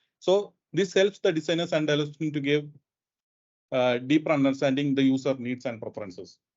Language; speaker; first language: English; non-native, local second language; Malayalam